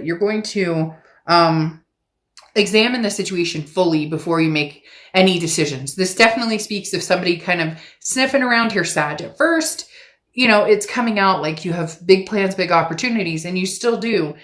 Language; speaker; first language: English; native; English